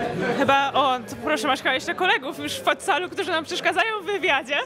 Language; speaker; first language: Polish; native; Polish